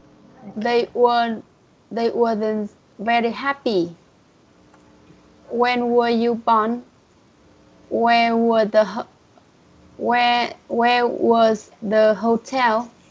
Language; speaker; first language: English; non-native, learner; Vietnamese